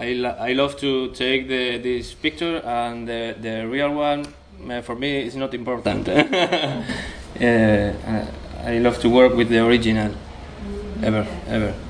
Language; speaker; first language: English; non-native, learner; Spanish